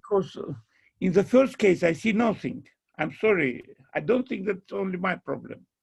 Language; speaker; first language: English; non-native, fluent; Russian